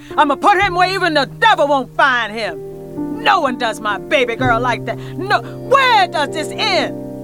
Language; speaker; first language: English; native; English